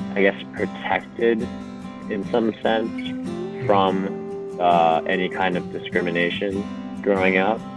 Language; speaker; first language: English; non-native, fluent; Japanese